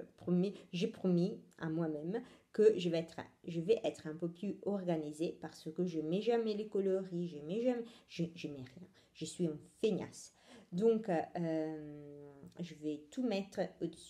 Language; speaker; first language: French; non-native, fluent; Italian